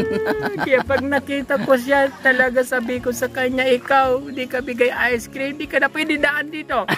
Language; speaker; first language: Filipino; non-native, local second language; Cebuano